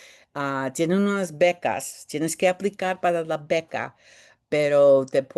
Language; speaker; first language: Spanish; early bilingual, heritage; Spanish